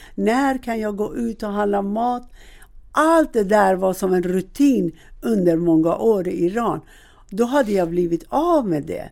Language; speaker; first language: Swedish; non-native, fluent; Persian